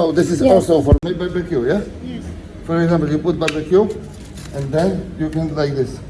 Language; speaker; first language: English; non-native, learner; Polish